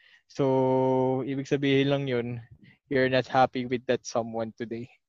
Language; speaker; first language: English; non-native, local second language; Filipino